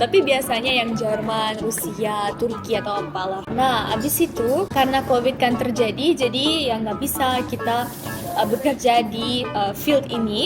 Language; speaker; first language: Indonesian; non-native, fluent; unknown